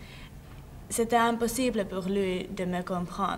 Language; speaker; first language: French; non-native, learner; Finnish